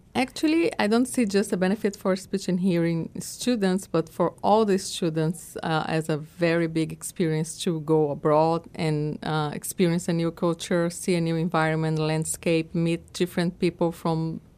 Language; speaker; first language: English; non-native, learner; Portuguese